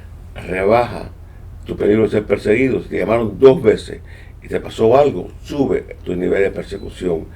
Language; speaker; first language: Spanish; native; Spanish